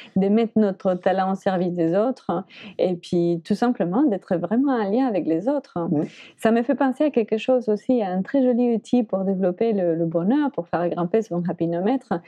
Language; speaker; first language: French; non-native, fluent; Spanish